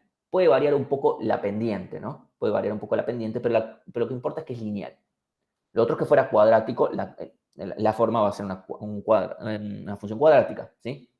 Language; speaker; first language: Spanish; native; Spanish